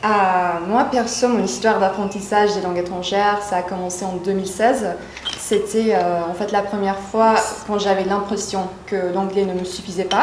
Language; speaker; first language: French; non-native, fluent; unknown